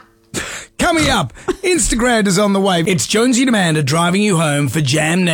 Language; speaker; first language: English; native; English